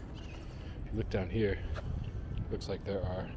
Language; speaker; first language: English; native; English